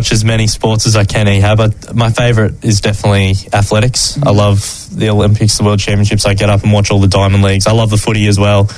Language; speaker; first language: English; native; English